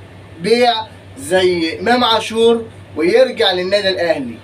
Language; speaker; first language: Arabic; native; Arabic